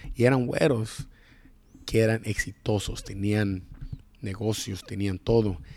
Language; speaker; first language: Spanish; early bilingual, heritage; Spanish